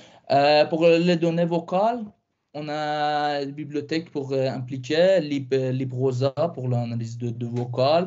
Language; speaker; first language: French; non-native, fluent; Persian